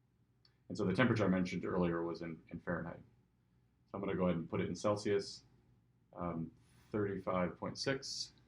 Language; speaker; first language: English; native; English